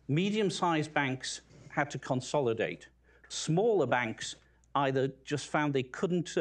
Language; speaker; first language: English; native; English